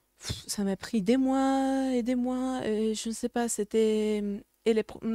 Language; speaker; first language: French; non-native, fluent; Spanish